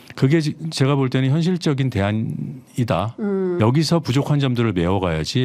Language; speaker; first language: Korean; native; Korean